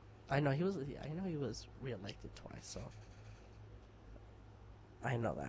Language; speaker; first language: English; early bilingual, other home language; Spanish